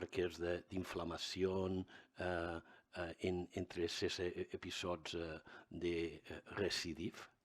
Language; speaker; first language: French; non-native, learner; Catalan